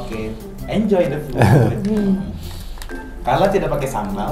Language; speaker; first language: Indonesian; native; Indonesian